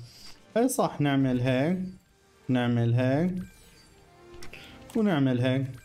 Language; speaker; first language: Arabic; native; Arabic